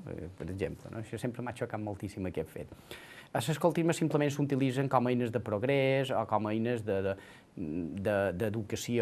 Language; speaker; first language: Catalan; native; Catalan